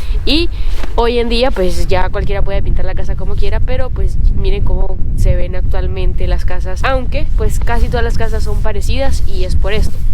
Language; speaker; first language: Spanish; native; Spanish